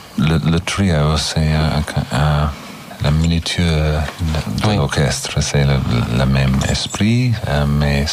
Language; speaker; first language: French; non-native, learner; English